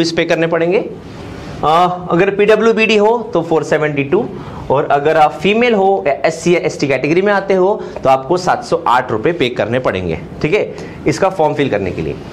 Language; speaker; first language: Hindi; non-native, local second language; Marathi